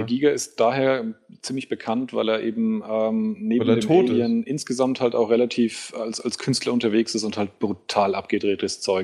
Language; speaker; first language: German; native; German